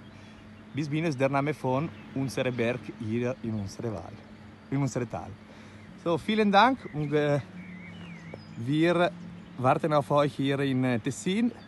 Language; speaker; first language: German; non-native, local second language; Italian